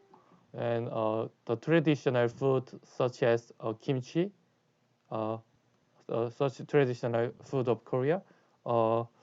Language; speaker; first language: English; non-native, learner; Korean